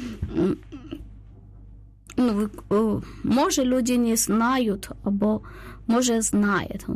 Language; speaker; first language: Ukrainian; non-native, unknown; Malayalam